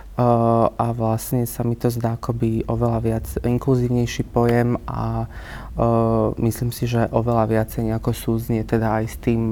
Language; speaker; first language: Slovak; native; Slovak